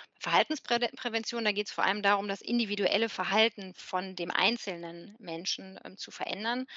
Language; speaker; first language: German; native; German